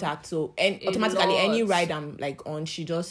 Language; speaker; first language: English; non-native, local second language; Yoruba